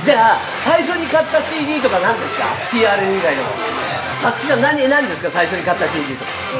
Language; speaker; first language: Japanese; native; Japanese